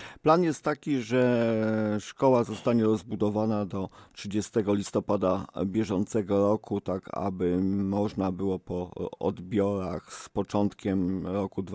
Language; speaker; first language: Polish; native; Polish